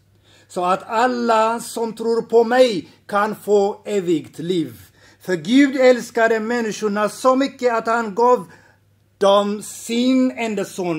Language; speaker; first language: Swedish; non-native, fluent; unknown